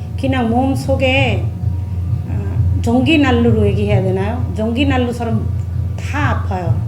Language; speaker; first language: Korean; non-native, fluent; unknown